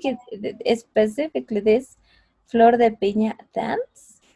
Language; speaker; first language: English; non-native, fluent; Spanish